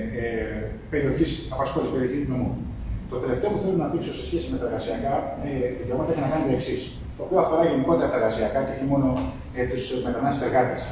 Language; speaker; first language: Greek; native; Greek